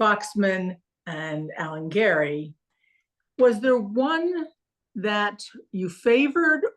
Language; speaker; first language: English; native; English